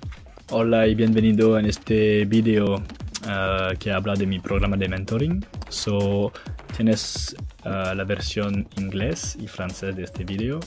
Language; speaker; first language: Spanish; non-native, learner; French